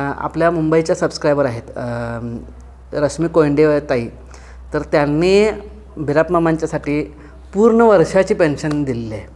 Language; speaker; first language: Marathi; native; Marathi